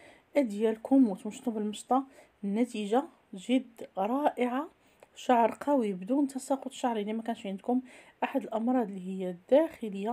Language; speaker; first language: Arabic; native; Arabic